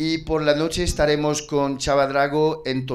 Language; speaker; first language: Spanish; non-native, fluent; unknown